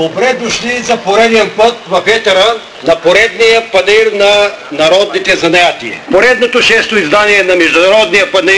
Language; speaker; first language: Bulgarian; native; Bulgarian